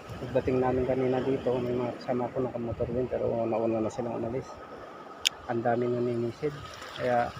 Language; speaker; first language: Filipino; non-native, local second language; Iloko